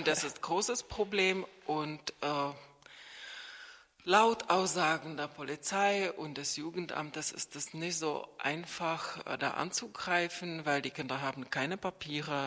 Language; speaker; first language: German; non-native, fluent; Czech